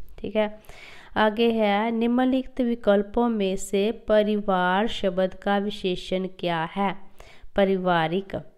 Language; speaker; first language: Hindi; non-native, local second language; Punjabi